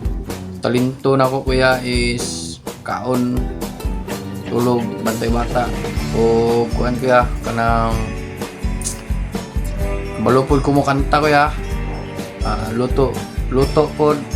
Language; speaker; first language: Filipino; non-native, local second language; Cebuano